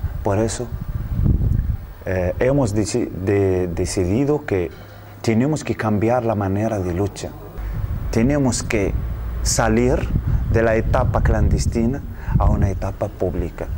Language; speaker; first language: Spanish; non-native, learner; Arabic